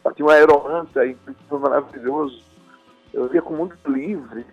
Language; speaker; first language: Portuguese; native; Portuguese